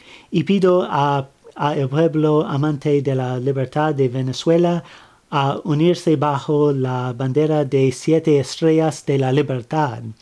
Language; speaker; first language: Spanish; non-native, learner; English